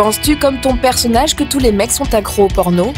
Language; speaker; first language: French; native; French